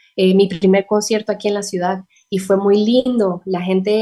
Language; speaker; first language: Spanish; native; Spanish